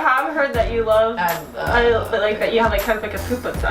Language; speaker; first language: English; native; English